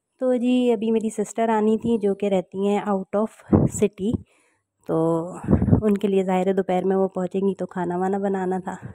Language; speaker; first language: Urdu; native; Urdu